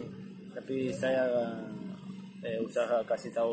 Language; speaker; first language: Indonesian; non-native, learner; Spanish